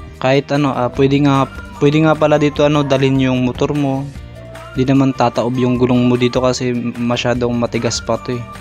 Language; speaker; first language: Filipino; non-native, local second language; Masbatenyo